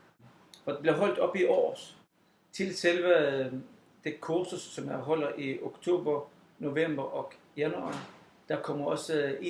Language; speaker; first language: Danish; non-native, fluent; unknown